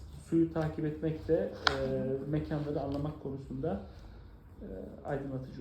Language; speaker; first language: Turkish; native; Turkish